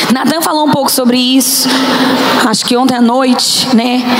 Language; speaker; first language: Portuguese; native; Portuguese